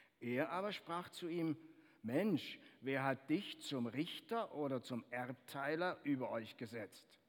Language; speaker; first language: German; native; German